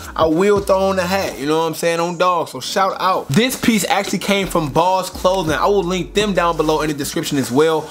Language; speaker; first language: English; native; English